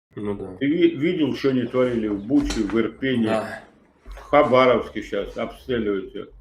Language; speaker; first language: Russian; native; Russian